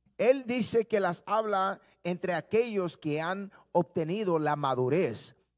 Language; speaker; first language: Spanish; early bilingual, heritage; Spanish